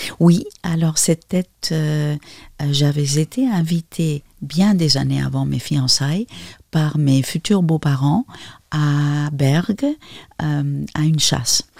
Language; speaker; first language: French; non-native, fluent; Spanish